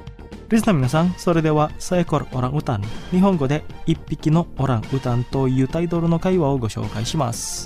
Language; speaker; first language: Japanese; non-native, fluent; Indonesian